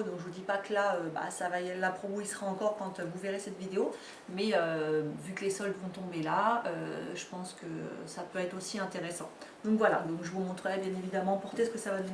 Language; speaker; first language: French; native; French